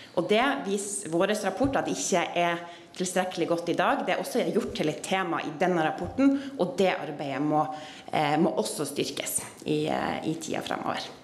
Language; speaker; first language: Norwegian; native; Norwegian